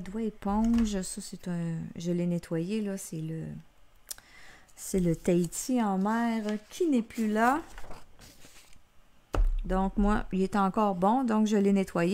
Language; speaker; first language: French; native; French